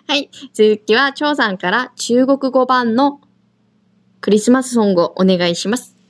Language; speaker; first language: Japanese; non-native, fluent; Korean